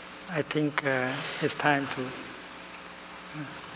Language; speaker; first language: English; non-native, fluent; Vietnamese